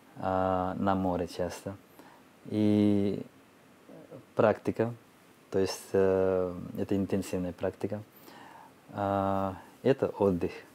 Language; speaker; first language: Russian; non-native, fluent; Telugu